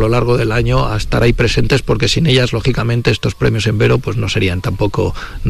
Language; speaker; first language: Spanish; native; Spanish